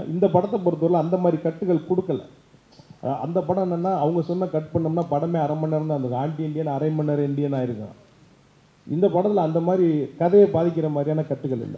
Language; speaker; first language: Tamil; native; Tamil